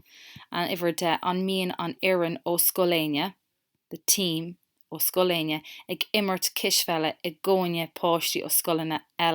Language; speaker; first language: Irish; non-native, local second language; English